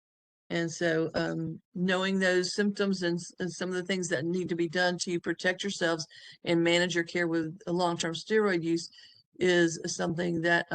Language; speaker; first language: English; native; English